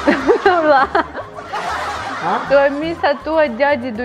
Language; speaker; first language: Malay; non-native, learner; Russian